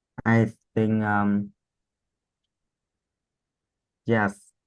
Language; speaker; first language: English; non-native, learner; Vietnamese